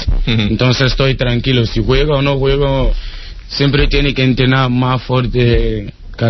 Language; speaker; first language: Spanish; non-native, learner; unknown